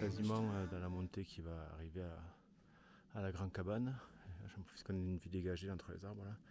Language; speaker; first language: French; native; French